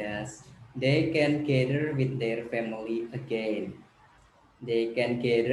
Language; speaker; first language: English; non-native, learner; Indonesian